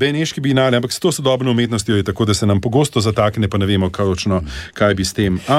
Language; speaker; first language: Slovenian; native; Slovenian